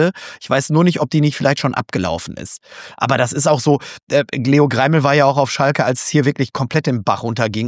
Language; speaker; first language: German; native; German